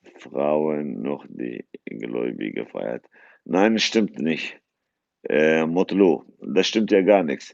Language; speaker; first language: German; non-native, fluent; Kurdish